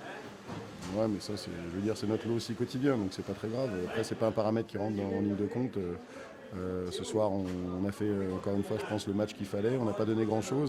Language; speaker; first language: French; native; French